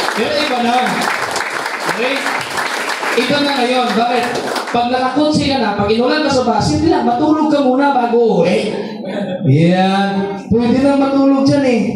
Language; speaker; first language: Filipino; non-native, local second language; Masbatenyo